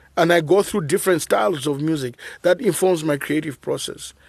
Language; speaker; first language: English; non-native, local second language; Shona